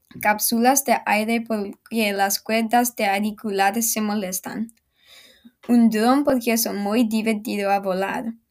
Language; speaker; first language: Spanish; non-native, learner; English